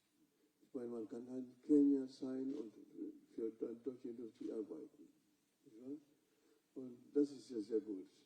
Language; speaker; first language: German; non-native, fluent; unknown